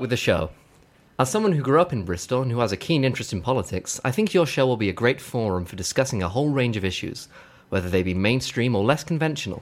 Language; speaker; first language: English; native; English